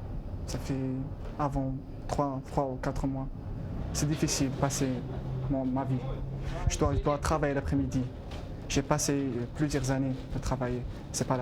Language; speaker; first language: French; non-native, learner; Arabic